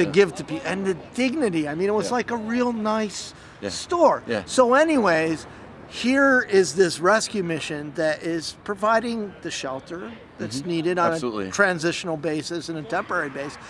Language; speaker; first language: English; native; English